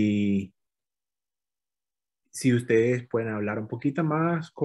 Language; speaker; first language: Spanish; non-native, fluent; English